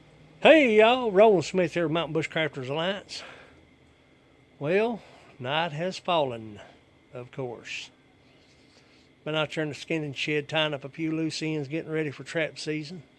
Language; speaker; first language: English; native; English